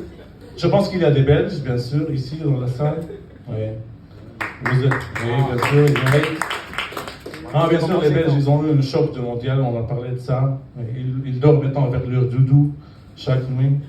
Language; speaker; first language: French; non-native, fluent; Arabic